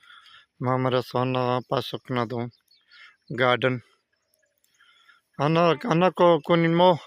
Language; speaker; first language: Filipino; non-native, learner; Punjabi